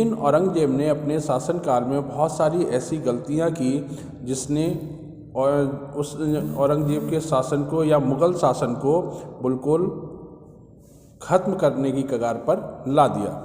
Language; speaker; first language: Hindi; native; Hindi